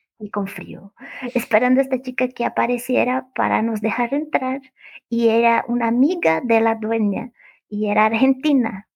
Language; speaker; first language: Spanish; non-native, fluent; Portuguese